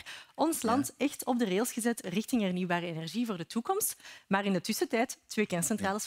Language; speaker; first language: Dutch; native; Dutch